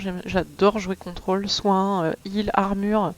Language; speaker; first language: French; native; French